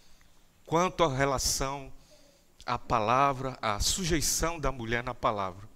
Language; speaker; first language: Portuguese; native; Portuguese